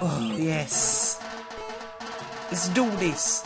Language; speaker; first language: English; non-native, learner; Swedish